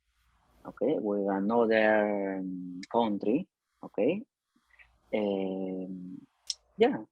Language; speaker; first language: English; non-native, learner; Spanish